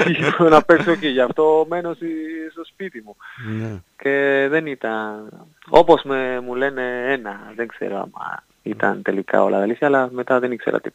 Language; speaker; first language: Greek; non-native, learner; Spanish